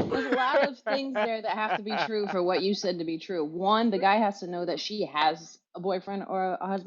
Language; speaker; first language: English; native; English